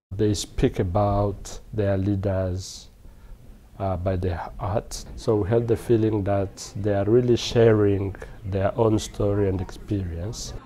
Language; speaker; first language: English; non-native, fluent; Swahili